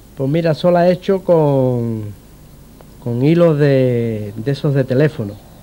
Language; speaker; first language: Spanish; native; Spanish